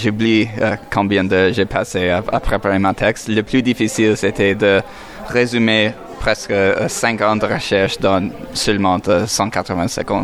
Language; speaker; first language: French; non-native, local second language; English